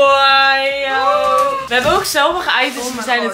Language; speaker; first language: Dutch; native; Dutch